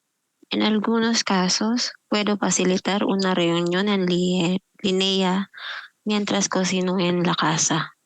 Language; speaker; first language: Spanish; non-native, learner; Filipino